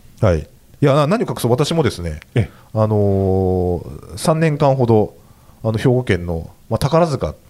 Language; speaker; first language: Japanese; native; Japanese